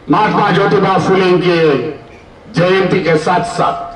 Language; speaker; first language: Hindi; non-native, local second language; Marathi